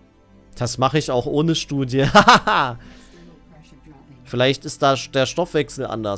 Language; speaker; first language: German; native; German